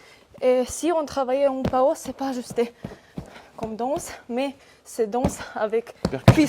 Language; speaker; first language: French; non-native, learner; Ukrainian